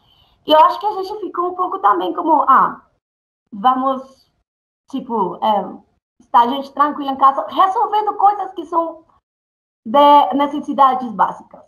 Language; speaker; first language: Portuguese; non-native, fluent; Spanish